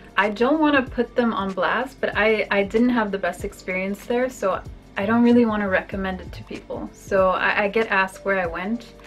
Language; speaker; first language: English; native; English